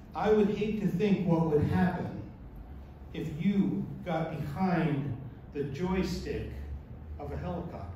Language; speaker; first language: English; native; English